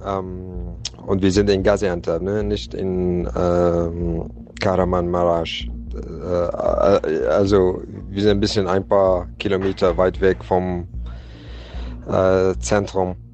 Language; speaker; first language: German; non-native, fluent; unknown